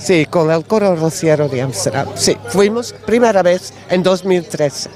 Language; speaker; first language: Spanish; non-native, learner; Dutch